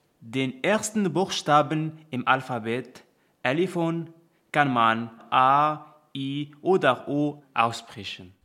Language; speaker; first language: German; non-native, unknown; Arabic